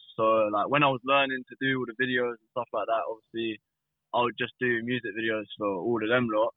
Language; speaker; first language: English; native; English